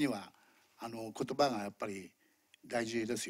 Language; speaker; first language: Japanese; native; Japanese